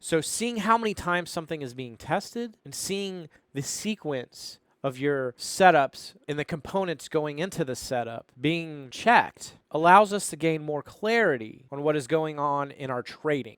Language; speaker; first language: English; native; English